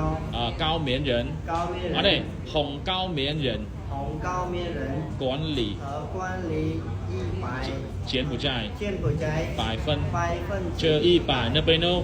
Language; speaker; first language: Chinese; non-native, learner; Khmer